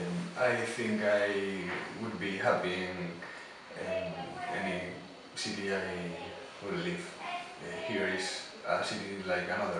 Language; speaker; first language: English; non-native, learner; Spanish